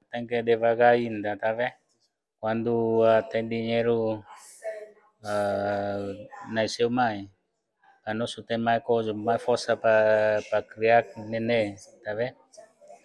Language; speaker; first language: Portuguese; non-native, learner; Vietnamese